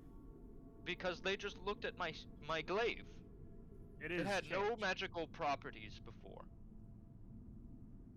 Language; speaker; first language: English; native; English